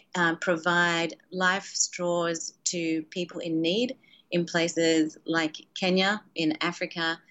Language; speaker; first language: English; native; English